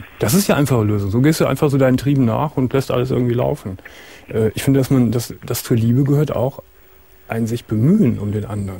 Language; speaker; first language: German; native; German